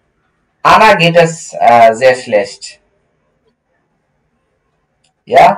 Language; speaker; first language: German; non-native, learner; Bangla